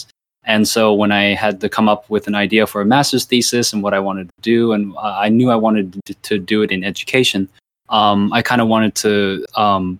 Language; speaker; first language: English; early bilingual, other home language; Thai